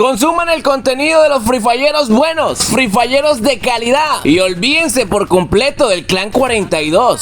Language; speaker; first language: Spanish; native; Spanish